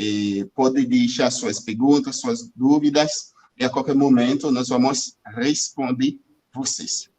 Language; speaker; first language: Portuguese; non-native, fluent; Haitian Creole